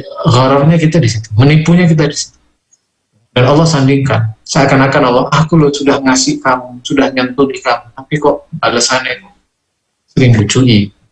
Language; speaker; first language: Indonesian; native; Indonesian